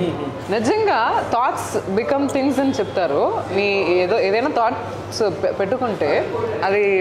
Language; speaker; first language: Telugu; non-native, learner; Tamil